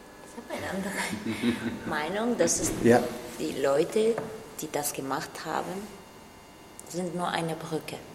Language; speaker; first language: German; non-native, learner; Arabic